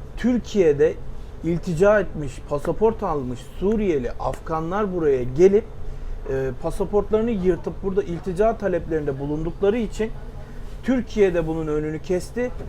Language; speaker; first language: Turkish; native; Turkish